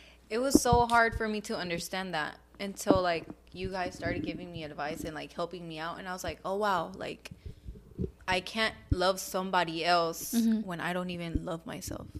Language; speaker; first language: English; early bilingual, other home language; Spanish